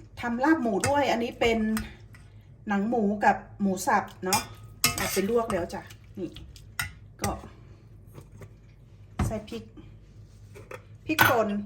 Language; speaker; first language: Thai; native; Thai